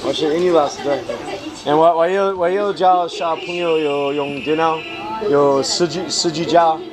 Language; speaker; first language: Chinese; non-native, learner; English